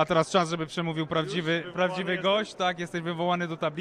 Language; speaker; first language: Polish; native; Polish